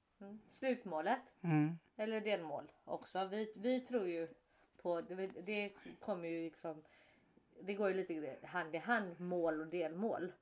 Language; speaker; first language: Swedish; native; Swedish